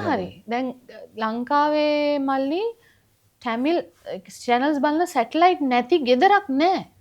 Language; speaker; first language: Sinhala; non-native, local second language; Tamil